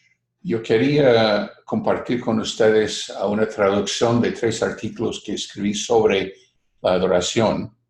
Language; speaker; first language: Spanish; non-native, fluent; English